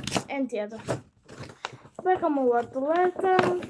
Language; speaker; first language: Finnish; non-native, learner; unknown